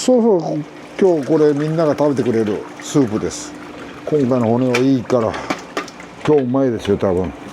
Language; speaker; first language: Japanese; native; Japanese